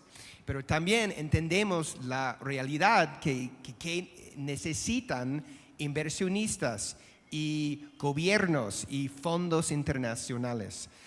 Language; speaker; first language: Spanish; non-native, fluent; English